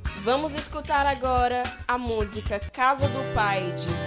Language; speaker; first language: Portuguese; native; Portuguese